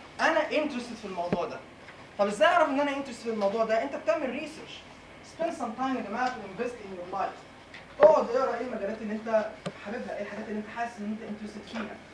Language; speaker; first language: Arabic; native; Arabic